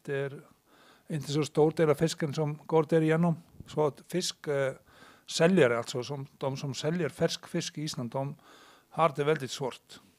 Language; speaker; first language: Swedish; non-native, fluent; Icelandic